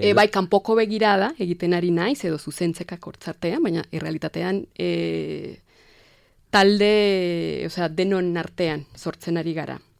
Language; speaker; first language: Basque; non-native, fluent; Spanish